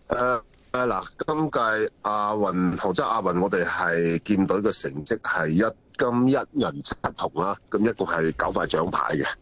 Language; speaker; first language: Cantonese; native; Cantonese